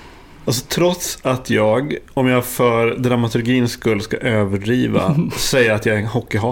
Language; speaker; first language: Swedish; native; Swedish